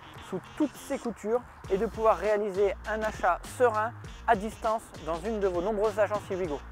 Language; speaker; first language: French; native; French